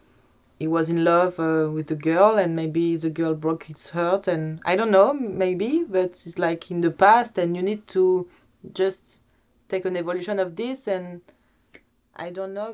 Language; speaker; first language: English; non-native, learner; French